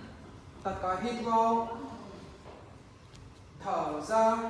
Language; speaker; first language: Vietnamese; non-native, learner; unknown